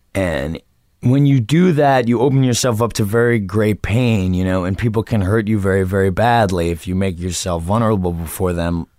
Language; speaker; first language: English; native; English